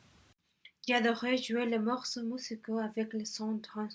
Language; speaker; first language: French; non-native, learner; Spanish